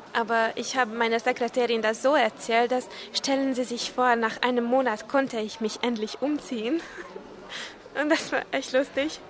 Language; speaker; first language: German; non-native, fluent; Hungarian